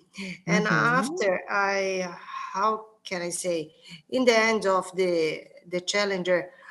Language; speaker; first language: English; non-native, learner; Portuguese